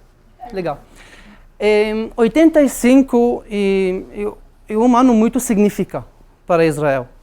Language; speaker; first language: Portuguese; non-native, learner; Arabic